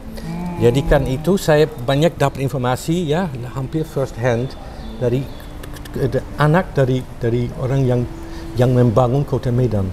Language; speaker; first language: Indonesian; non-native, fluent; Dutch